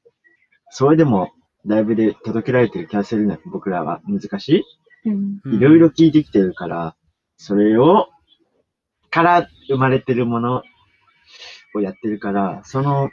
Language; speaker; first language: Japanese; native; Japanese